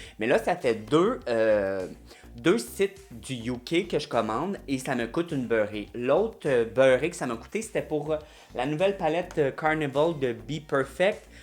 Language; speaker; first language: French; native; French